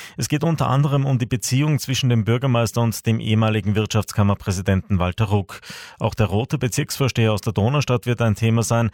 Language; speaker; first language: German; native; German